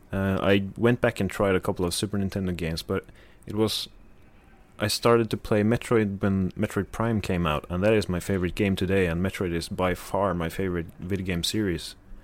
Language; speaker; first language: English; non-native, fluent; Norwegian